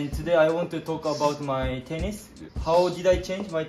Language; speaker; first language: English; non-native, learner; Japanese